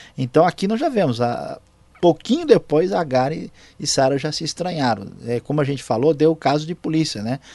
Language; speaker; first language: Portuguese; native; Portuguese